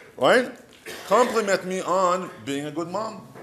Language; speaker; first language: English; non-native, fluent; Hebrew